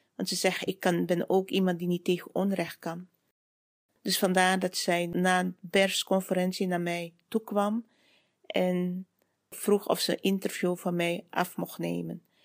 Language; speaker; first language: Dutch; native; Dutch